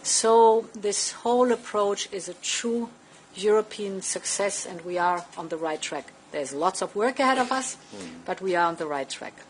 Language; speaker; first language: English; non-native, fluent; German